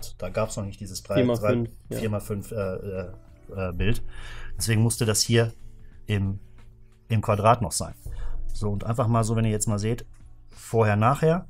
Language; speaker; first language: German; native; German